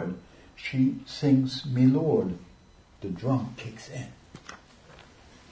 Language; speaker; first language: English; non-native, fluent; Luxembourgish